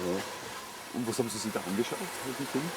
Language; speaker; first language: German; native; German